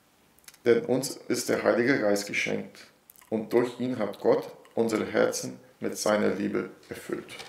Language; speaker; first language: German; non-native, fluent; Portuguese